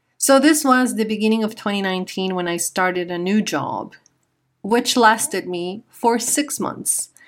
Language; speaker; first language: English; non-native, fluent; Spanish